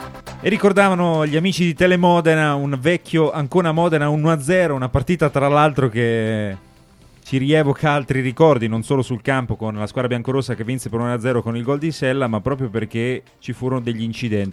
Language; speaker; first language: Italian; native; Italian